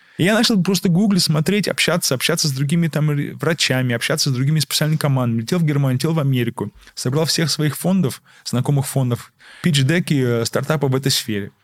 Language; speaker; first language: Russian; early bilingual, heritage; Russian